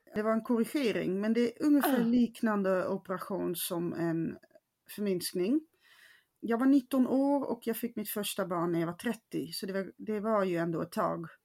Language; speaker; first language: Swedish; non-native, fluent; Dutch